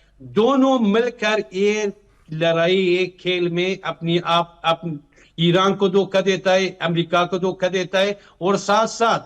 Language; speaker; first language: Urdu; non-native, fluent; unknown